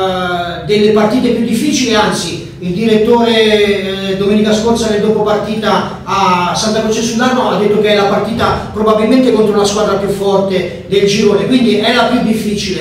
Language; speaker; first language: Italian; native; Italian